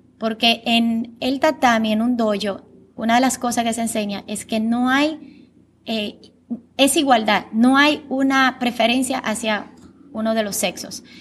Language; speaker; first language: Spanish; early bilingual, other home language; Bulgarian